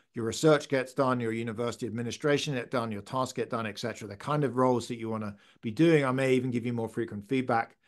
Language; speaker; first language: English; native; English